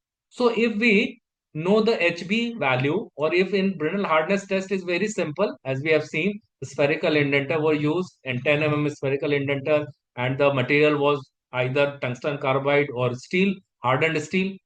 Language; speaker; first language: English; non-native, local second language; Hindi